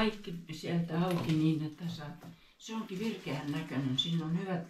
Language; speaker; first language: Finnish; native; Finnish